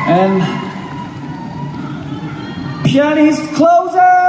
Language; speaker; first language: English; non-native, learner; Korean